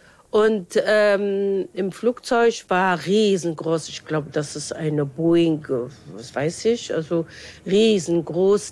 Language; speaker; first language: German; non-native, fluent; Arabic